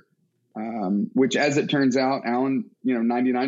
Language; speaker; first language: English; native; English